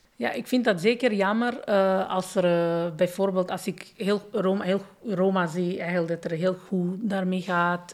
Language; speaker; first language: Dutch; non-native, fluent; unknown